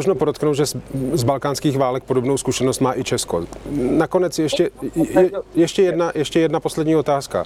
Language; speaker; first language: Czech; native; Czech